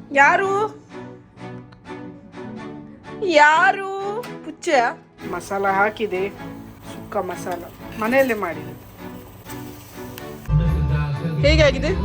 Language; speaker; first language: Kannada; non-native, local second language; Tulu